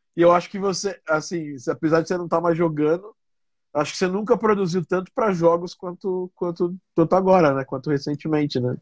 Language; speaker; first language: Portuguese; native; Portuguese